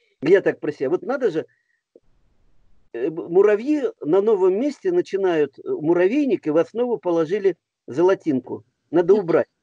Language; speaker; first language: Russian; native; Russian